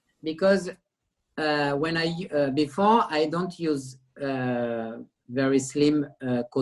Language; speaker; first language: English; non-native, learner; French